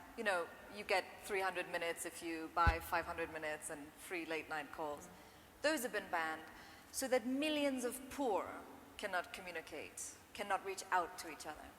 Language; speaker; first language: English; non-native, local second language; Urdu